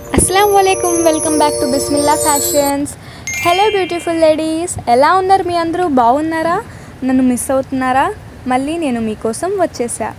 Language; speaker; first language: Telugu; non-native, local second language; Urdu